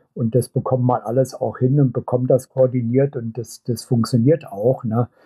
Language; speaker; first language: German; native; German